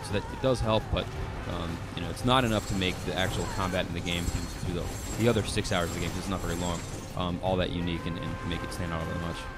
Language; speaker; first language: English; native; English